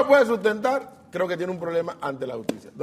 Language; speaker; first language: Spanish; native; Spanish